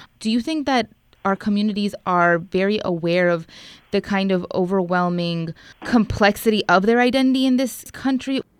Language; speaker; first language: English; native; English